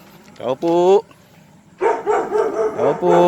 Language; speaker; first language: Filipino; native; Filipino